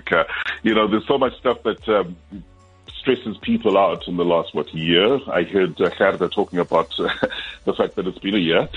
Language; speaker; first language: English; non-native, local second language; Xhosa